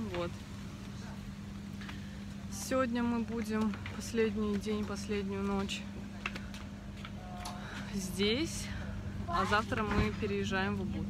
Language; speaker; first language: Russian; native; Russian